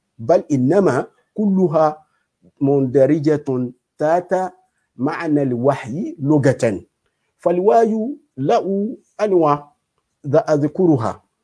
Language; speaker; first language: Arabic; non-native, fluent; Yoruba